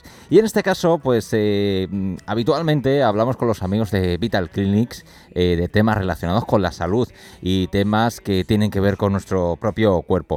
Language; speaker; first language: Spanish; native; Spanish